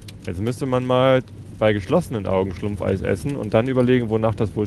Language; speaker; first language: German; native; German